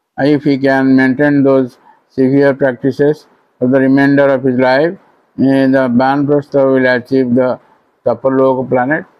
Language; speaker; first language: English; non-native, local second language; Odia